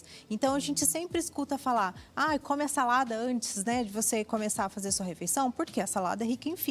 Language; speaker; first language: Portuguese; native; Portuguese